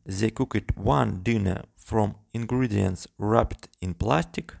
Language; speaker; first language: English; non-native, fluent; Russian